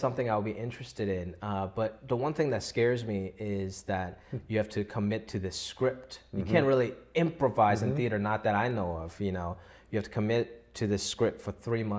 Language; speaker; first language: English; non-native, local second language; Wu Chinese